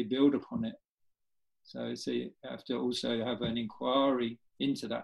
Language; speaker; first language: English; native; English